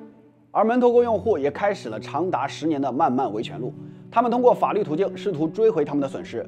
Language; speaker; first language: Chinese; native; Chinese